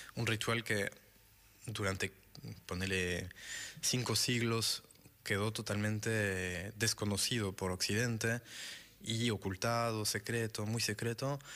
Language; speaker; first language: Spanish; non-native, fluent; French